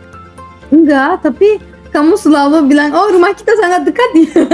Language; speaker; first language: Indonesian; non-native, fluent; Turkish